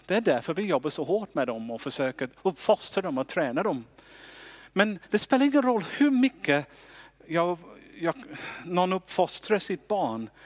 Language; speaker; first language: Swedish; non-native, fluent; English